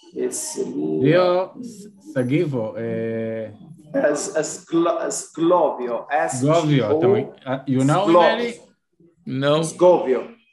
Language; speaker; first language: English; non-native, fluent; Hebrew